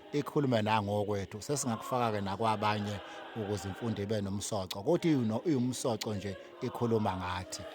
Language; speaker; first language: Zulu; native; Zulu